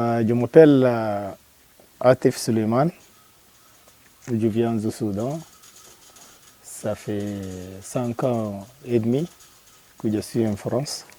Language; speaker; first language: French; non-native, fluent; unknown